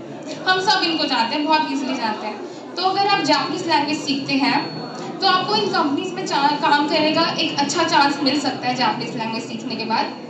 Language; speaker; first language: Hindi; native; Hindi